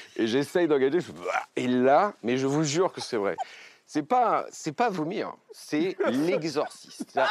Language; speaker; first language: French; native; French